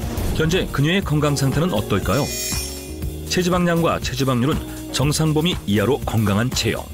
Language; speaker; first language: Korean; native; Korean